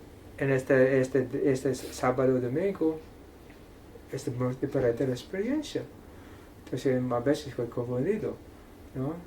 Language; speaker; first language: Spanish; non-native, fluent; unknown